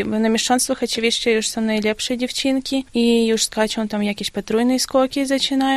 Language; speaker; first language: Polish; non-native, fluent; Russian